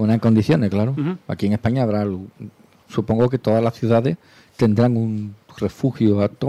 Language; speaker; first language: Spanish; native; Spanish